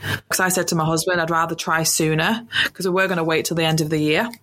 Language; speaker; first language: English; native; English